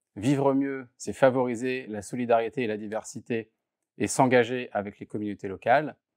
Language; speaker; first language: French; native; French